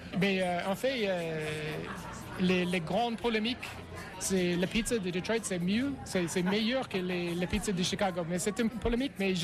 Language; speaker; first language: French; non-native, fluent; English